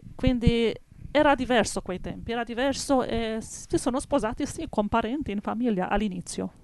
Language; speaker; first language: Italian; native; Italian